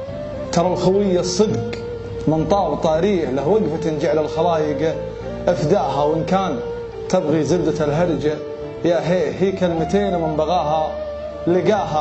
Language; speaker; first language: Arabic; native; Arabic